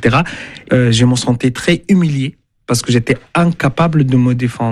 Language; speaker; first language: French; non-native, fluent; Arabic